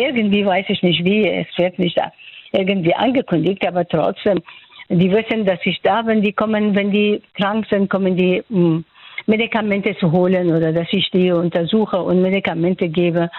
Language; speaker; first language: German; non-native, fluent; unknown